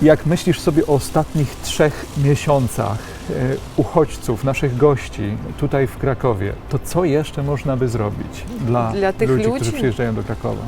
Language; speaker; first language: Polish; native; Polish